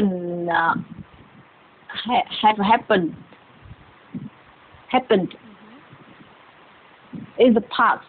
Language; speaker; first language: English; non-native, learner; Vietnamese